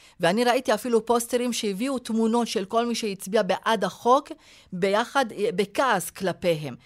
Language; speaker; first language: Hebrew; non-native, local second language; Arabic